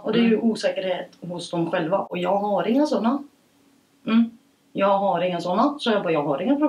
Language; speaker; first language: Swedish; early bilingual, other home language; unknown